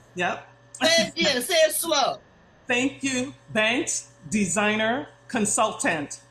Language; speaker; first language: English; native; English